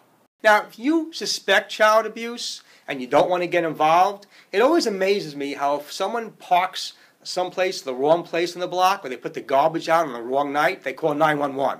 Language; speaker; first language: English; native; English